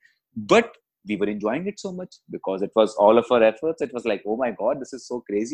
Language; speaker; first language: English; non-native, local second language; Hindi